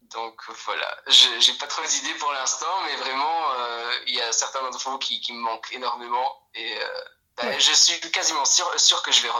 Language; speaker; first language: French; non-native, fluent; Polish